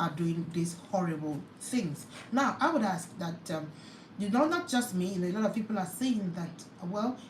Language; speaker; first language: English; non-native, local second language; Yoruba